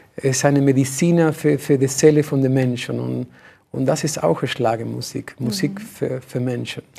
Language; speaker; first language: German; non-native, learner; Spanish